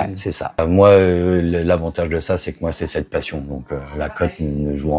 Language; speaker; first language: French; native; French